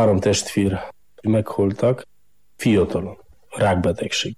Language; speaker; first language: Hungarian; non-native, fluent; Polish